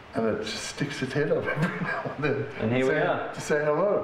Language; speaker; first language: English; native; English